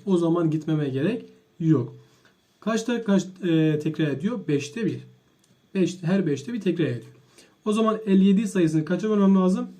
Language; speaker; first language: Turkish; native; Turkish